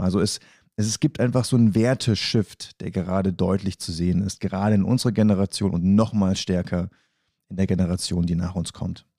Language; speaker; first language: German; native; German